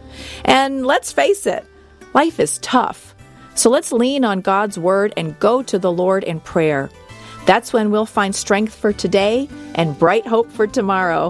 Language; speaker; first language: English; native; English